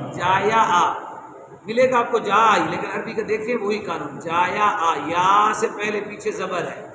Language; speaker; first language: Urdu; non-native, local second language; Punjabi